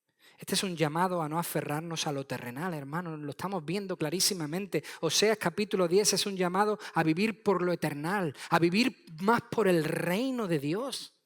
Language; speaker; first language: Spanish; native; Spanish